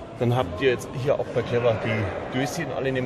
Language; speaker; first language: German; native; German